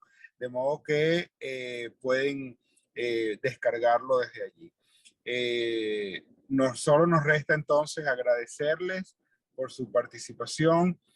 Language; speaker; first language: Spanish; native; Spanish